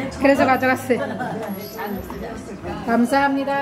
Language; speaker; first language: Korean; non-native, learner; Filipino